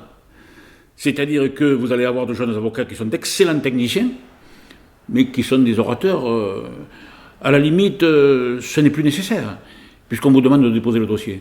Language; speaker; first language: French; native; French